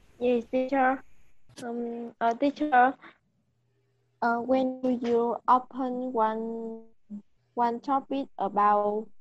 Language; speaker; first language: English; non-native, learner; Vietnamese